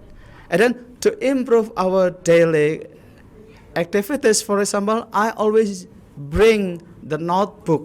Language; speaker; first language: English; non-native, learner; Indonesian